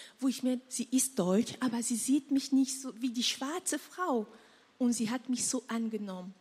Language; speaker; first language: German; non-native, fluent; French